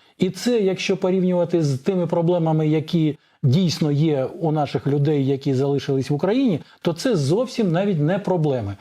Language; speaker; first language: Ukrainian; non-native, local second language; Russian